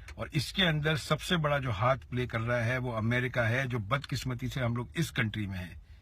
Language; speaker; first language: Hindi; native; Hindi